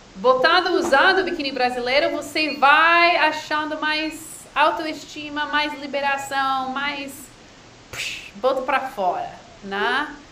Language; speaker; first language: Portuguese; non-native, fluent; English